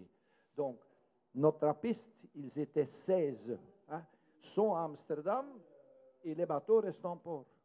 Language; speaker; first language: French; non-native, local second language; Dutch